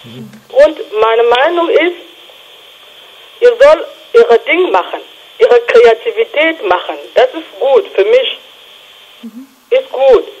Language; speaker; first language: German; non-native, fluent; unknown